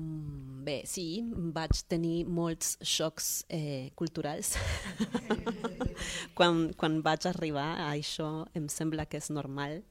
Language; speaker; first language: Catalan; non-native, fluent; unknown